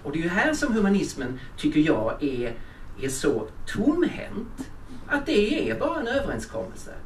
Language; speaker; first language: Swedish; native; Swedish